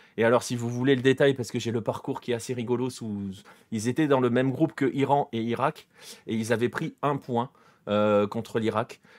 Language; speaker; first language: French; native; French